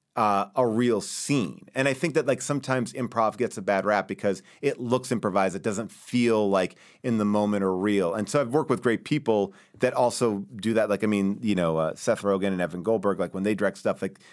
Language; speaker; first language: English; native; English